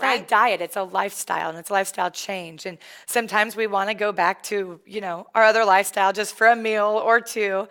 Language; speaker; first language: English; native; English